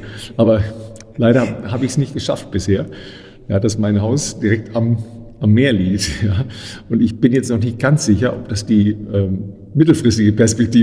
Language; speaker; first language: German; native; German